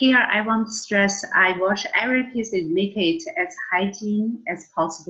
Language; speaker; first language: English; non-native, learner; Chinese